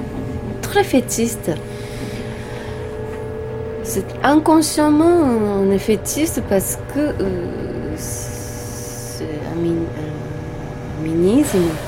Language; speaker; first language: French; non-native, learner; Japanese